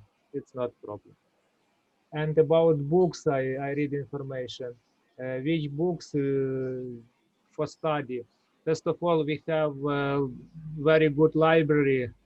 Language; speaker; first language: English; non-native, learner; Ukrainian